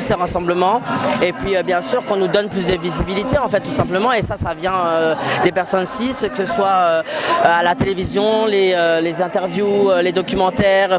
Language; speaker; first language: French; native; French